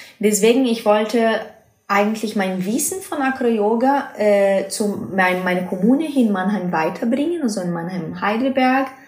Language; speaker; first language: German; non-native, fluent; Portuguese